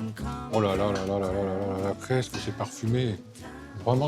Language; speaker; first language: French; native; French